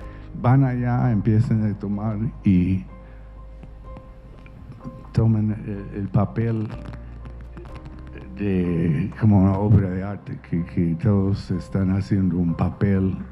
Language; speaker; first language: Spanish; non-native, fluent; English